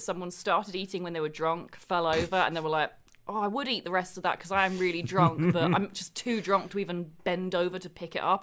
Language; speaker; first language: English; native; English